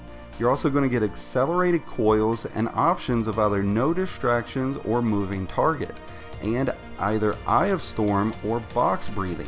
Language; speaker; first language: English; native; English